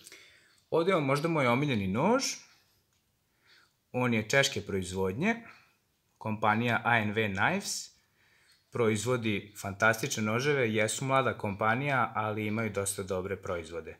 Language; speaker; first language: Serbian; native; Serbian